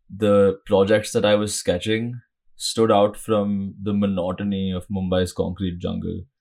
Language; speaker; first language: English; non-native, local second language; Hindi